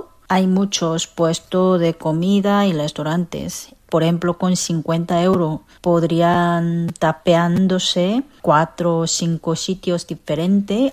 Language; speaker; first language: Spanish; non-native, fluent; Korean